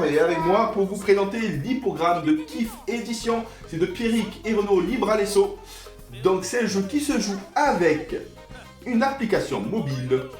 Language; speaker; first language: French; native; French